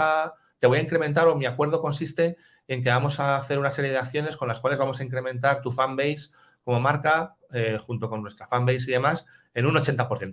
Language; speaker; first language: Spanish; native; Spanish